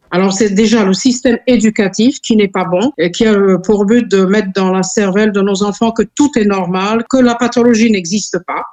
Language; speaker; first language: French; non-native, fluent; Serbian